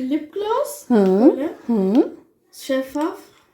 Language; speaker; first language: Turkish; early bilingual, heritage; Turkish